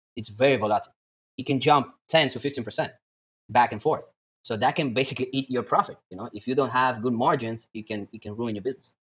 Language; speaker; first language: English; non-native, fluent; Latvian